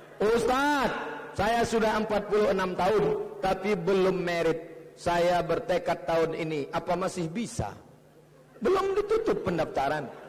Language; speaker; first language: Indonesian; native; Indonesian